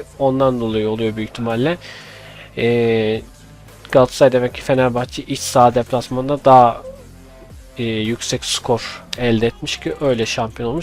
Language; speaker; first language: Turkish; native; Turkish